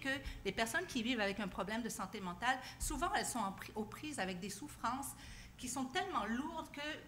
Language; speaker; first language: French; native; French